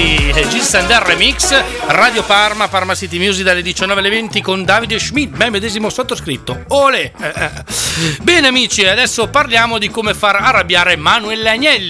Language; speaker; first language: Italian; native; Italian